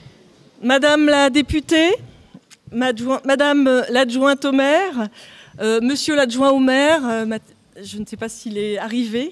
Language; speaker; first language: French; native; French